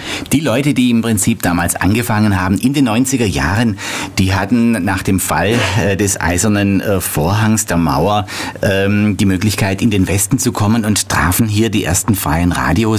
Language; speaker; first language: German; native; German